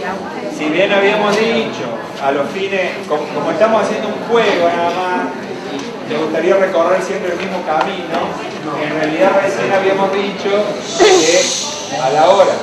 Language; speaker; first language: Spanish; native; Spanish